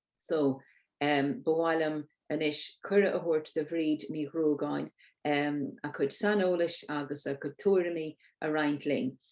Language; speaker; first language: Irish; native; Irish